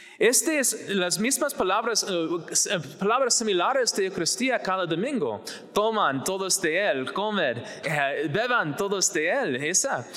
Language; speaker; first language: Spanish; non-native, fluent; English